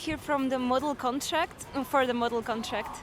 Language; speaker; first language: English; non-native, learner; Estonian